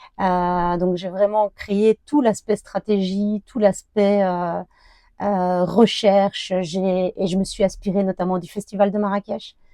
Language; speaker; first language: French; early bilingual, other home language; Arabic